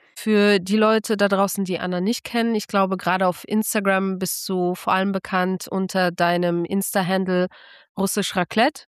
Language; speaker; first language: German; early bilingual, other home language; Polish